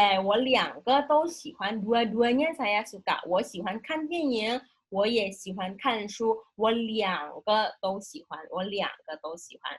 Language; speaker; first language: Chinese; non-native, fluent; Indonesian